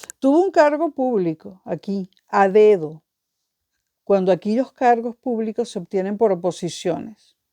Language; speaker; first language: Spanish; native; Spanish